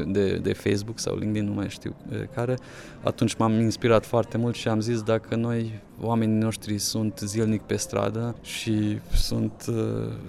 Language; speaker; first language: Romanian; non-native, local second language; Hungarian